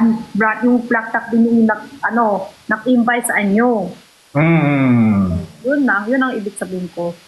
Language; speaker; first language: Filipino; non-native, learner; Korean